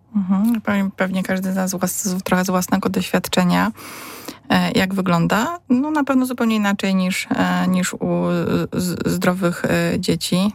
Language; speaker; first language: Polish; native; Polish